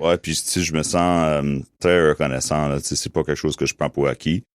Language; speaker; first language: French; native; French